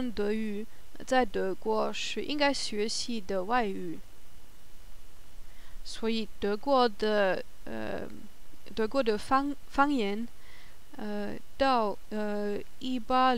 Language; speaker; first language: Chinese; non-native, learner; German